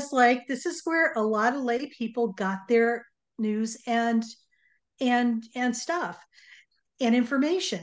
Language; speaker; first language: English; native; English